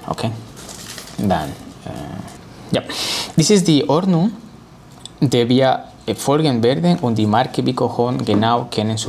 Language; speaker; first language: German; non-native, learner; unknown